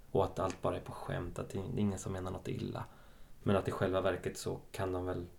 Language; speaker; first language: Swedish; early bilingual, other home language; Spanish